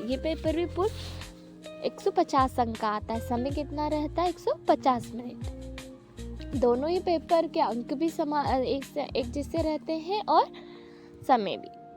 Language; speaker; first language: Hindi; native; Hindi